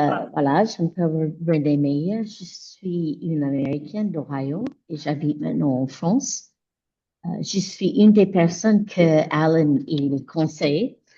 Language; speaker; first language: French; non-native, fluent; English